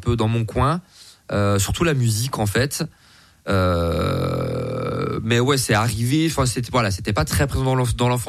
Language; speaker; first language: French; native; French